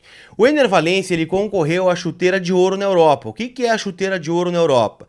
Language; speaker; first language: Portuguese; native; Portuguese